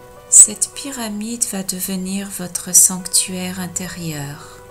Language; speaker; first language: French; native; French